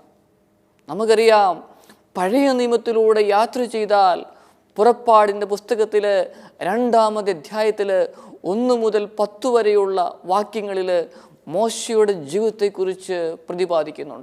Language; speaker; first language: Malayalam; native; Malayalam